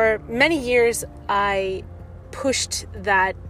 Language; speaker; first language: English; native; English